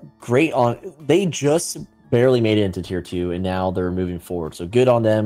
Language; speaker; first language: English; native; English